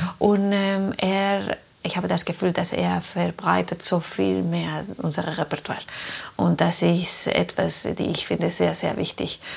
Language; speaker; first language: German; non-native, fluent; Spanish